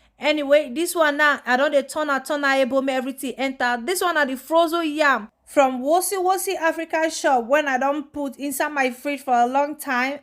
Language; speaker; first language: Nigerian Pidgin; non-native, local second language; Esan